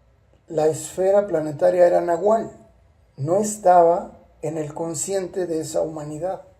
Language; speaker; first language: Spanish; native; Spanish